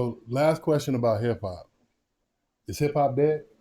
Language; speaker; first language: English; native; English